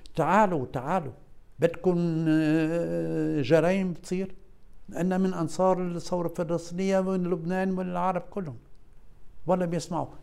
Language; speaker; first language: Arabic; non-native, fluent; German